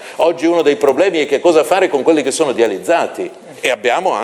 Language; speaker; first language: Italian; native; Italian